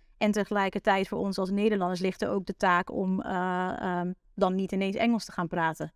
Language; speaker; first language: Dutch; native; Dutch